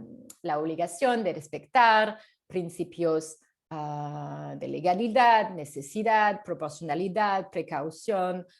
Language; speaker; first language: Spanish; non-native, fluent; French